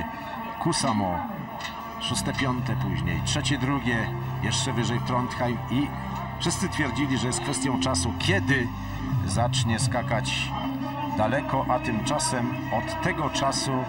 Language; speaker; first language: Polish; native; Polish